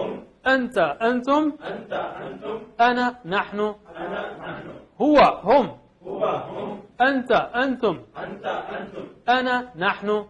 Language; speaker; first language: Arabic; non-native, fluent; Urdu